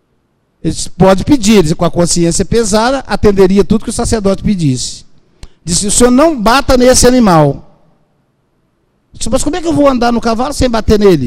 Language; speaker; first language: Portuguese; native; Portuguese